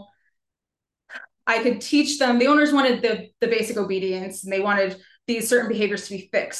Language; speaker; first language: English; native; English